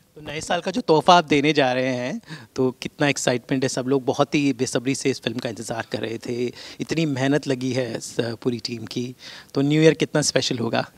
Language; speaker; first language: Hindi; native; Hindi